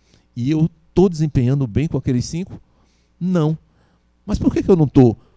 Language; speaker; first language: Portuguese; native; Portuguese